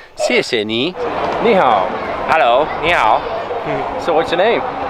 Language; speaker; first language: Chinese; non-native, learner; English